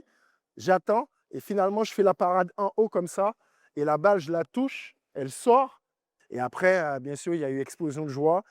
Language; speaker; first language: French; native; French